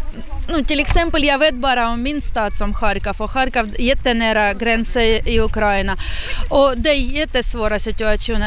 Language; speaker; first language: Swedish; non-native, learner; Ukrainian